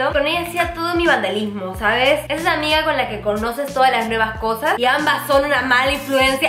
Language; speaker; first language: Spanish; native; Spanish